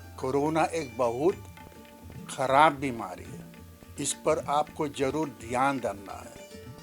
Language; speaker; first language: Hindi; early bilingual, heritage; Hindi